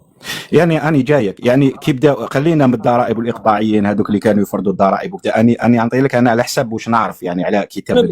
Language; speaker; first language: Arabic; native; Arabic